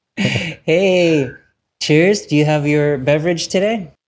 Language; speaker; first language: English; early bilingual, other home language; Vietnamese